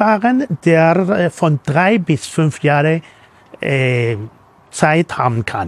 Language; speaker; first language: German; non-native, fluent; Spanish